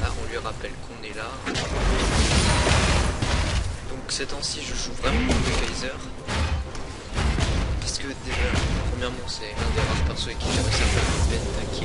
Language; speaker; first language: French; native; French